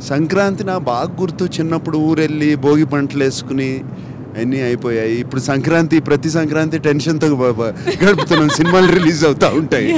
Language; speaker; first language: Telugu; native; Telugu